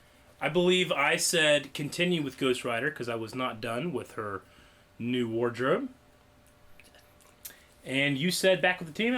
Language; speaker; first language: English; native; English